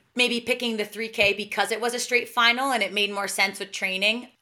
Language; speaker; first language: English; native; English